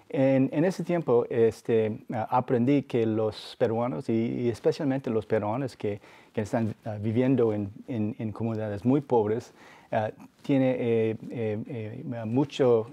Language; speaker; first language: Spanish; non-native, fluent; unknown